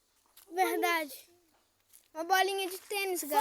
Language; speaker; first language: Portuguese; native; Portuguese